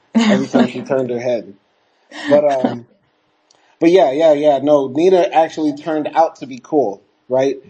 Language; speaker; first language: English; native; English